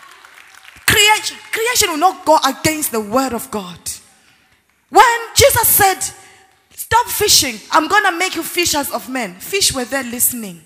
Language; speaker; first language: English; non-native, local second language; Zulu